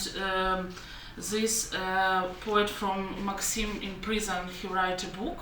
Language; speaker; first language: English; non-native, learner; Belarusian